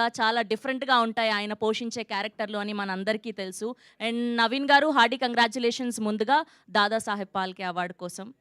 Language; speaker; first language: Telugu; native; Telugu